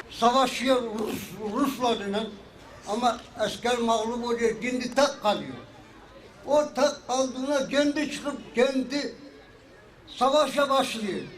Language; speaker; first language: Turkish; early bilingual, heritage; Turkish